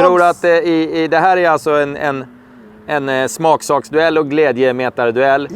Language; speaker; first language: Swedish; native; Swedish